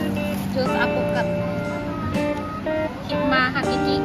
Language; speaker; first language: Indonesian; native; Indonesian